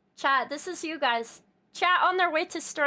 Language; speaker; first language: English; native; English